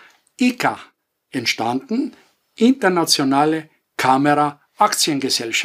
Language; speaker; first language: German; non-native, fluent; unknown